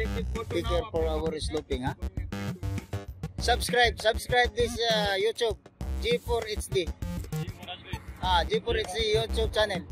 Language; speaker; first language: English; non-native, learner; Filipino